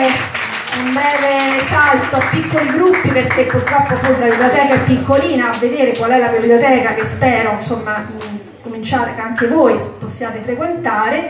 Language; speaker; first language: Italian; native; Italian